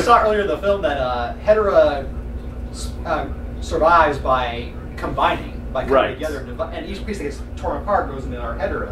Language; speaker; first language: English; native; English